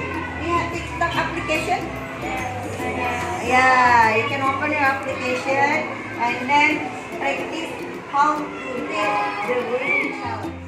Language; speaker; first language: English; non-native, learner; Indonesian